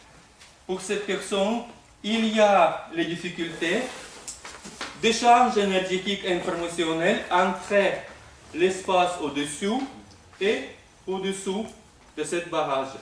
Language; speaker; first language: French; non-native, fluent; Russian